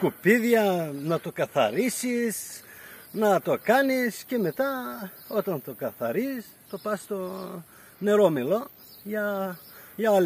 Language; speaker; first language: Greek; non-native, local second language; Bulgarian